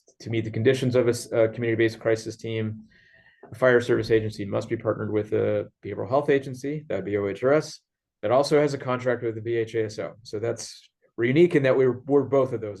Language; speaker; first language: English; native; English